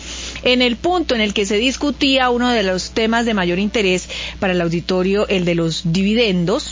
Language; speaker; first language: Spanish; native; Spanish